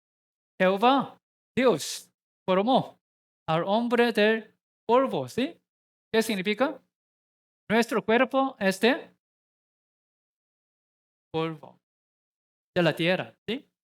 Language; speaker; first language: Spanish; non-native, learner; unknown